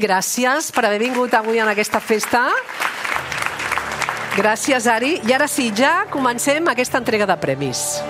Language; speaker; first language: Catalan; native; Catalan